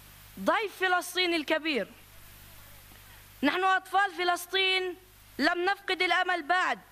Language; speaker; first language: Arabic; native; Arabic